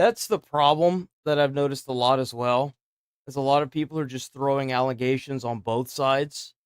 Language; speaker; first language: English; native; English